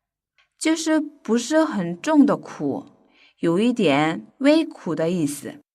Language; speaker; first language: Chinese; non-native, fluent; Korean